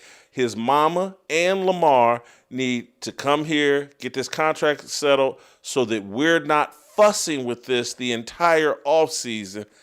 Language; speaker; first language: English; native; English